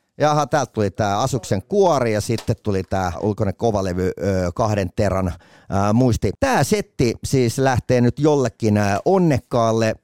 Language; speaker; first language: Finnish; native; Finnish